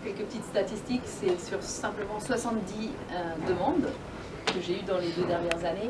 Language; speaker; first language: French; native; French